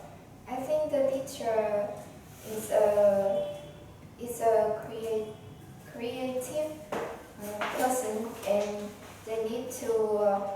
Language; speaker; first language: English; non-native, learner; Vietnamese